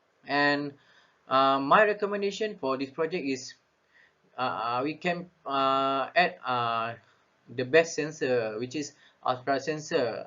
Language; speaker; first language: English; non-native, local second language; Malay